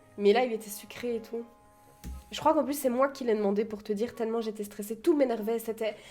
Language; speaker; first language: French; early bilingual, other home language; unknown